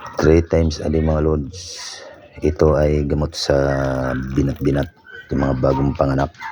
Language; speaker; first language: Filipino; non-native, local second language; Cebuano